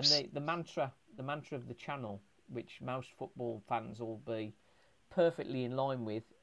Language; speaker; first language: English; native; English